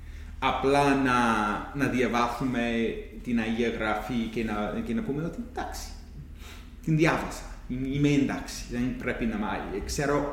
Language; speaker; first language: Greek; non-native, fluent; English